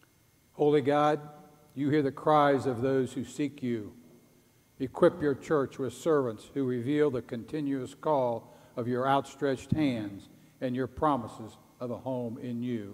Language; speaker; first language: English; native; English